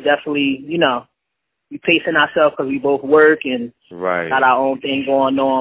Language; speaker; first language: English; native; English